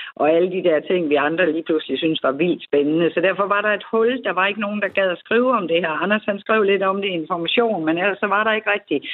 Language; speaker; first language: Danish; native; Danish